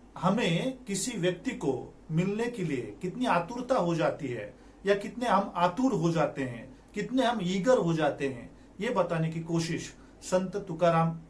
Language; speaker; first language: Hindi; non-native, local second language; Marathi